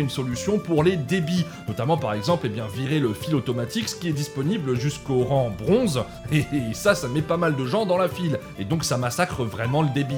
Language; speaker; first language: French; native; French